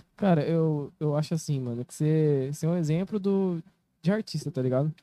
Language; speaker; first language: Portuguese; native; Portuguese